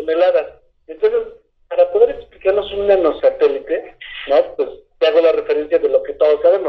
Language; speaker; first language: Spanish; native; Spanish